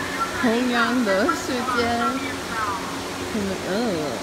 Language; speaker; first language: Chinese; non-native, learner; English